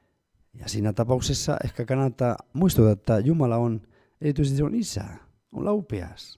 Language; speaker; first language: Finnish; non-native, fluent; Spanish